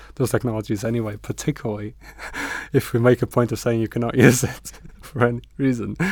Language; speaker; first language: English; non-native, fluent; Portuguese